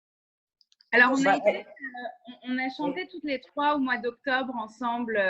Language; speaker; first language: French; early bilingual, heritage; French